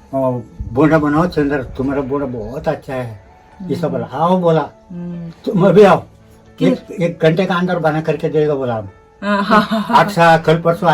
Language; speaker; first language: Hindi; non-native, local second language; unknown